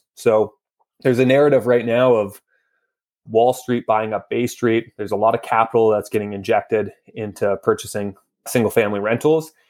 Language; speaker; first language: English; native; English